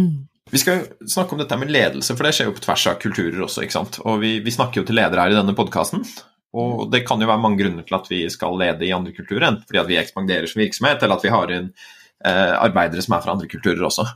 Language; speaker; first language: Norwegian; native; Norwegian